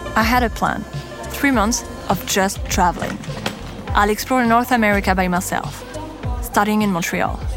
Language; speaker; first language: English; non-native, fluent; French